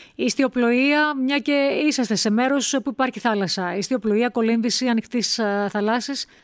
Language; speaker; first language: Greek; native; Greek